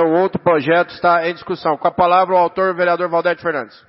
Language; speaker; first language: Portuguese; native; Portuguese